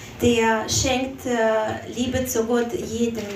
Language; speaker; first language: German; non-native, fluent; Russian